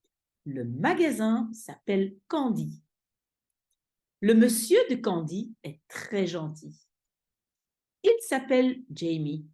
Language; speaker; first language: French; non-native, fluent; Dutch